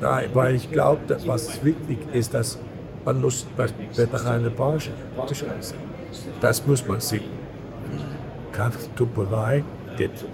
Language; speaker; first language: German; non-native, learner; Danish